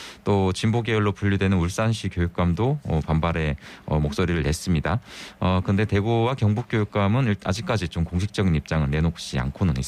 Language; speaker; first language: Korean; native; Korean